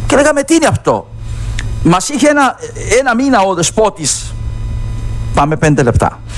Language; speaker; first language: Greek; non-native, fluent; Spanish